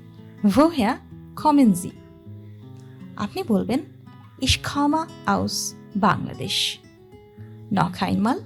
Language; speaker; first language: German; non-native, learner; Bangla